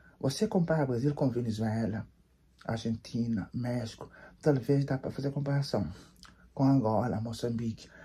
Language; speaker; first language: Portuguese; non-native, local second language; Kabuverdianu